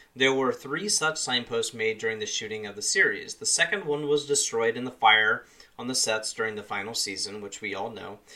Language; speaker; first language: English; native; English